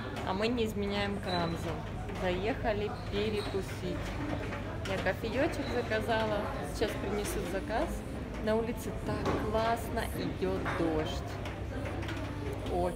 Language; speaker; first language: Russian; native; Russian